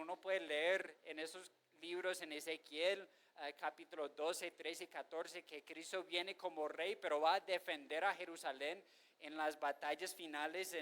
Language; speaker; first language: Spanish; non-native, fluent; English